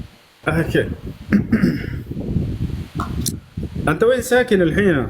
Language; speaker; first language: Arabic; non-native, learner; Amharic